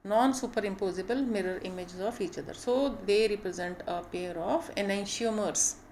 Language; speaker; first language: English; non-native, local second language; Punjabi